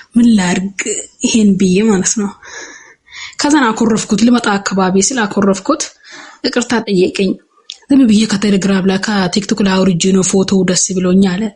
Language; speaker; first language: Amharic; native; Amharic